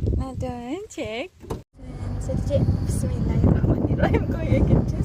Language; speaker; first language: Turkish; non-native, learner; Indonesian